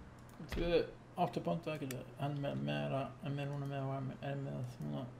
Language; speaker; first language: Icelandic; non-native, learner; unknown